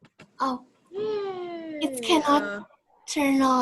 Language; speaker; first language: English; non-native, learner; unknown